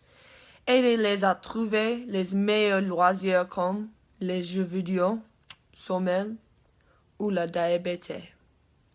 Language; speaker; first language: French; non-native, learner; English